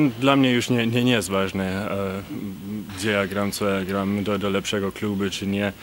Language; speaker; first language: Polish; early bilingual, heritage; Polish